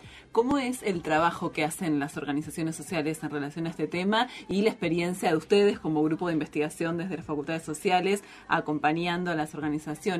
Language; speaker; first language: Spanish; native; Spanish